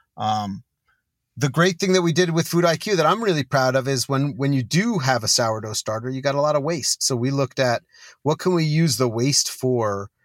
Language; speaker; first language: English; native; English